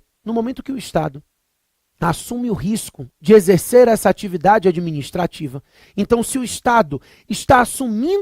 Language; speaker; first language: Portuguese; native; Portuguese